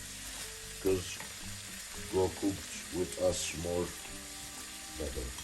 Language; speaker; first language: English; non-native, learner; Arabic